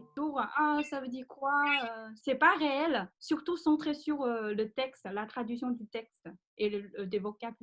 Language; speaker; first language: French; non-native, fluent; Chinese